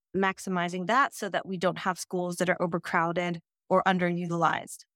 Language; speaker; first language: English; early bilingual, other home language; Dutch